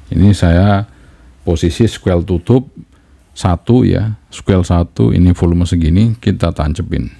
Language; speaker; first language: Indonesian; native; Indonesian